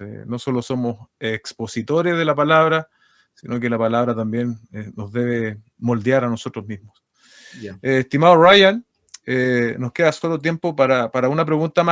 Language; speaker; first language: Spanish; native; Spanish